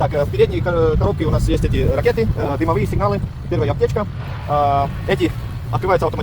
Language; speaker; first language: Russian; native; Russian